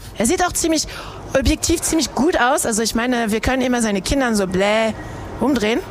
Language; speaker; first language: German; non-native, fluent; French